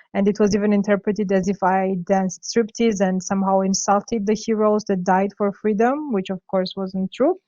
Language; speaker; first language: English; non-native, fluent; Georgian